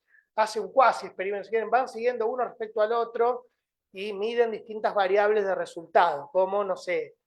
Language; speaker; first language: Spanish; native; Spanish